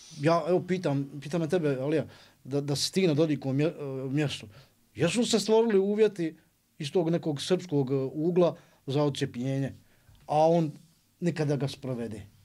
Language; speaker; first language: Croatian; native; Croatian